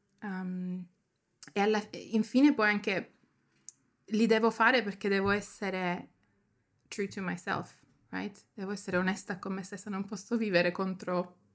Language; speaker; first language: Italian; early bilingual, heritage; Italian